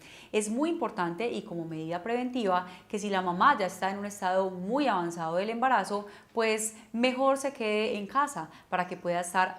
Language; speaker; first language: Spanish; native; Spanish